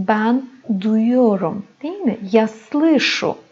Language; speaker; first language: Turkish; non-native, fluent; Russian